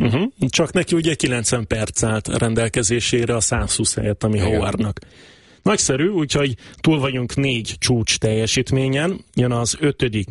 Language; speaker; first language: Hungarian; native; Hungarian